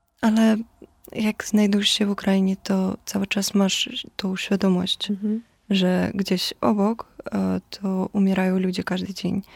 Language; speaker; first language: Polish; non-native, fluent; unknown